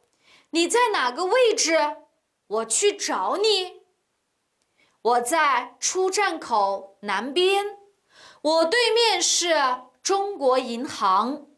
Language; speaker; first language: Chinese; non-native, local second language; Uyghur